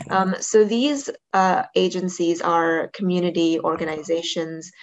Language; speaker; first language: English; native; English